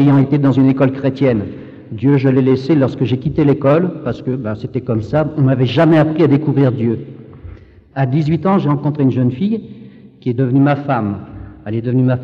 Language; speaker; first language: French; native; French